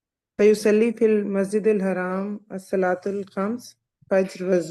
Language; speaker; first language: Arabic; non-native, learner; Urdu